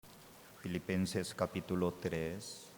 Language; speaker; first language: Spanish; non-native, fluent; Korean